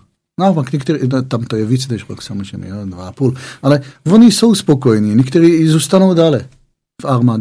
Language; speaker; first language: Czech; non-native, fluent; Hebrew